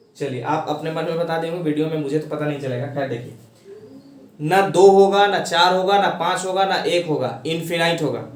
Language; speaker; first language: Hindi; native; Hindi